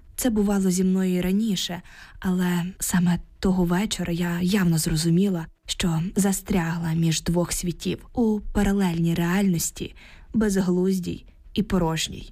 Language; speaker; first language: Ukrainian; native; Ukrainian